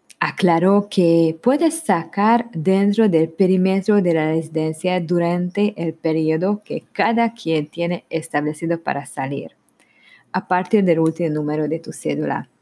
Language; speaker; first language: Spanish; non-native, learner; Hungarian